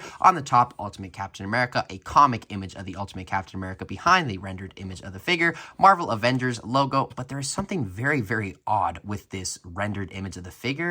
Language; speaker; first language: English; native; English